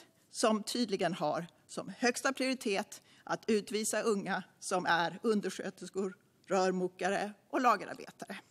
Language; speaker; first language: Swedish; native; Swedish